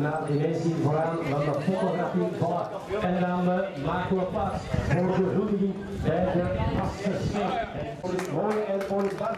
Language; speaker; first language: Dutch; native; Dutch